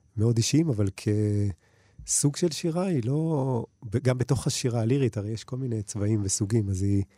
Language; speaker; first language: Hebrew; early bilingual, other home language; Russian